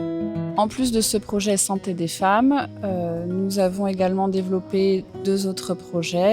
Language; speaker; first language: French; native; French